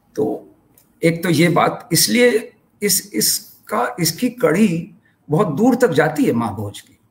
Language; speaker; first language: Hindi; native; Hindi